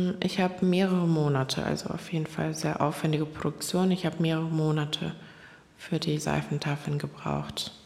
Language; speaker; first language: German; non-native, fluent; Korean